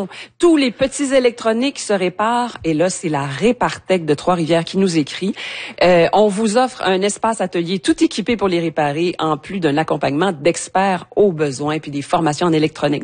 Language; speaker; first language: French; native; French